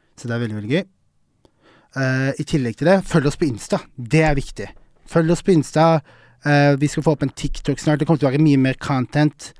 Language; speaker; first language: Norwegian; early bilingual, other home language; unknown